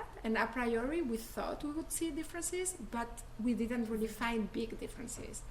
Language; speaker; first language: English; non-native, fluent; Spanish